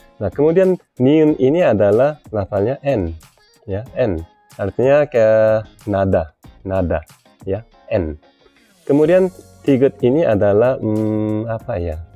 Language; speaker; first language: Indonesian; non-native, fluent; Korean